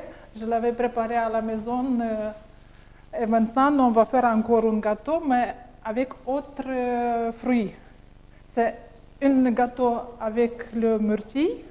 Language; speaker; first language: French; non-native, learner; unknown